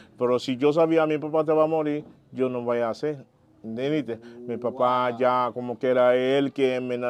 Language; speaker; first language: Spanish; non-native, learner; Haitian Creole